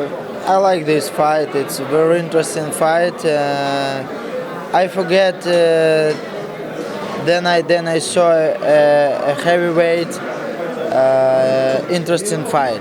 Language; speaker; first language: English; non-native, learner; Russian